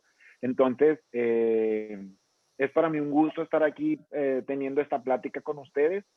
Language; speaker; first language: Spanish; native; Spanish